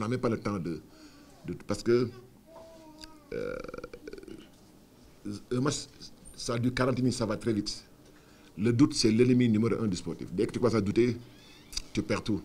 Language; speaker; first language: French; non-native, local second language; Wolof